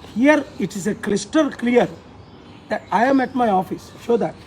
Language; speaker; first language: English; non-native, local second language; Telugu